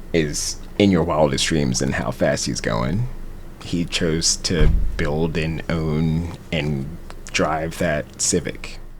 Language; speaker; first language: English; native; English